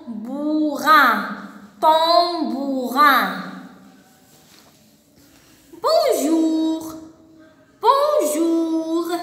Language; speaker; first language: French; non-native, local second language; Arabic